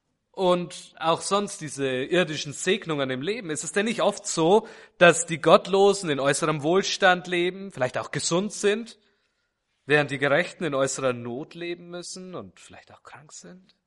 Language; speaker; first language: German; native; German